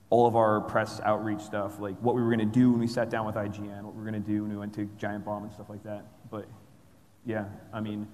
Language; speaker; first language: English; native; English